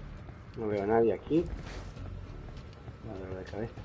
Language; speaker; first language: Spanish; native; Spanish